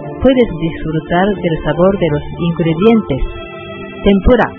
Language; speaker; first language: Spanish; non-native, learner; Japanese